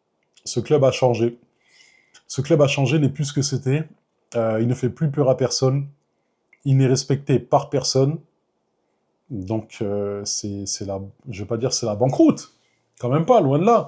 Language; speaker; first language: French; native; French